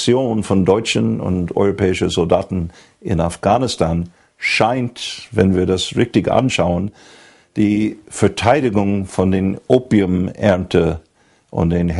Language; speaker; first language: German; non-native, fluent; English